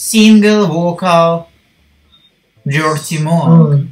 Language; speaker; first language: English; non-native, learner; Russian